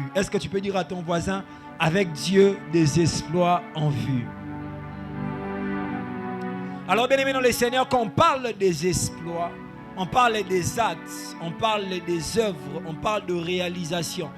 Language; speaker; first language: French; non-native, local second language; Lingala